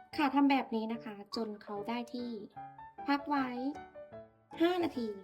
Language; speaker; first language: Thai; non-native, local second language; Northeastern Thai